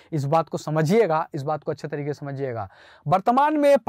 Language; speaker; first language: Hindi; native; Hindi